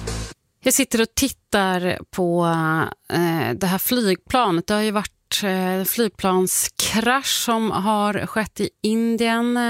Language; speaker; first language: Swedish; native; Swedish